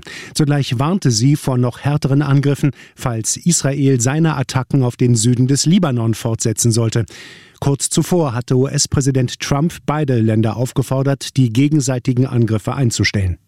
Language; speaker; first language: German; native; German